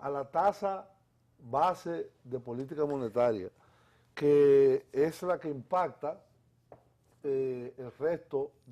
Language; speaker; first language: Spanish; native; Spanish